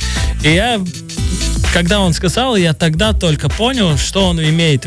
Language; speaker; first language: Russian; non-native, local second language; Latvian